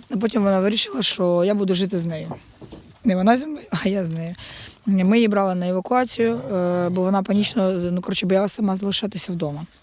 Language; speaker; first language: Ukrainian; native; Ukrainian